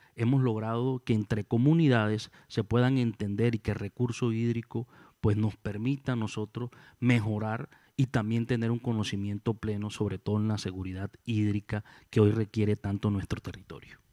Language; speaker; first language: Spanish; native; Spanish